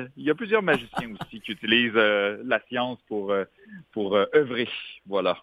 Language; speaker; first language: French; native; French